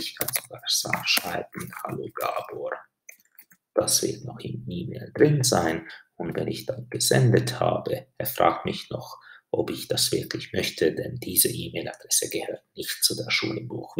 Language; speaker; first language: German; non-native, fluent; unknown